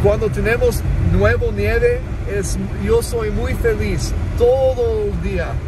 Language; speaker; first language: Spanish; non-native, learner; English